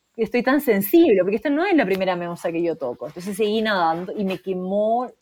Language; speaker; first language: Spanish; native; Spanish